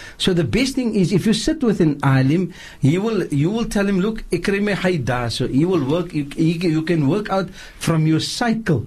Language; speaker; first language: English; non-native, local second language; Afrikaans